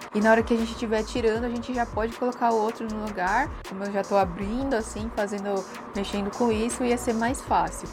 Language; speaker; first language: Portuguese; native; Portuguese